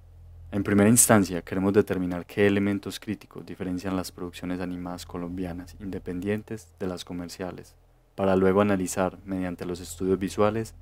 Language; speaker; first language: Spanish; native; Spanish